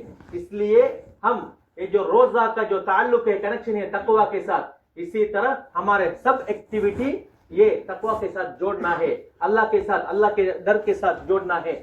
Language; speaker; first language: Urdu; non-native, local second language; Tamil